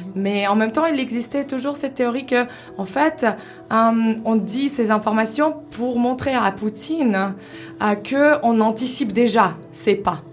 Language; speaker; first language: French; non-native, fluent; Ukrainian